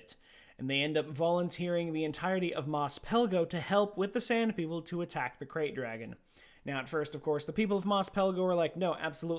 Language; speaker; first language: English; native; English